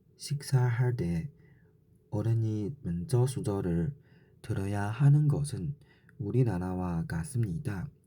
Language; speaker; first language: Korean; non-native, learner; Chinese